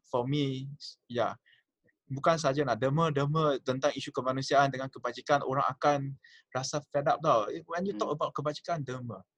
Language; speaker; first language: Malay; non-native, local second language; Chinese